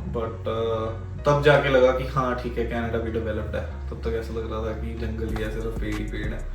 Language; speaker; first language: Hindi; non-native, local second language; Punjabi